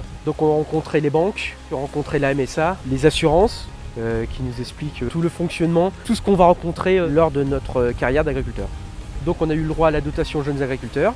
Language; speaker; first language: French; native; French